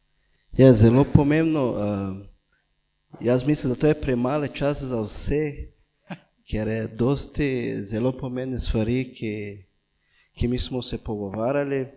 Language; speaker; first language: Slovenian; non-native, fluent; Portuguese